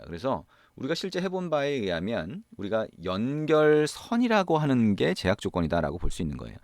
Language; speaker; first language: Korean; native; Korean